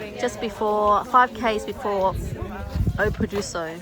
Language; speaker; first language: English; native; English